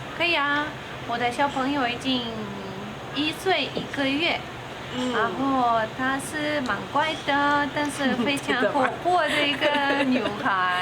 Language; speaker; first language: Chinese; non-native, learner; Russian